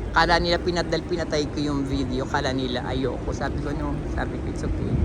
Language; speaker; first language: Filipino; native; Filipino